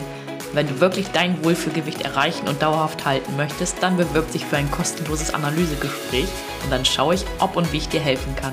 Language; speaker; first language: German; native; German